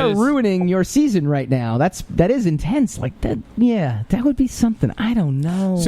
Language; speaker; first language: English; native; English